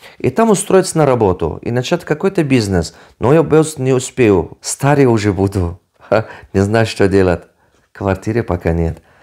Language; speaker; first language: Russian; non-native, local second language; Tajik